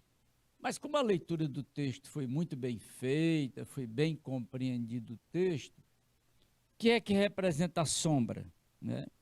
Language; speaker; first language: Portuguese; native; Portuguese